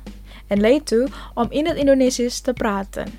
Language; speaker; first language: Dutch; non-native, fluent; Indonesian